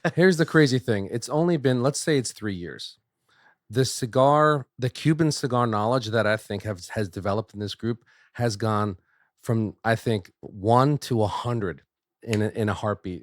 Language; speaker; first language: English; native; English